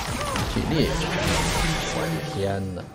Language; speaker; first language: Chinese; native; Chinese